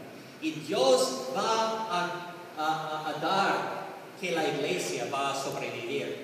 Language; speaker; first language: Spanish; non-native, learner; English